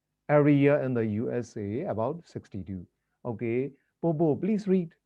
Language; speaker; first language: English; non-native, fluent; Burmese